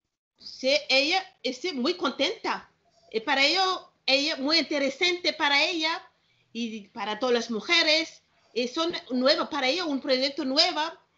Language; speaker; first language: Spanish; non-native, learner; Malagasy